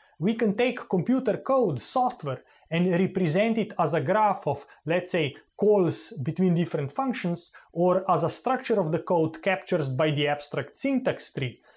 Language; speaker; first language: English; non-native, fluent; Slovenian